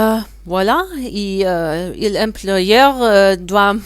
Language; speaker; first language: French; non-native, learner; German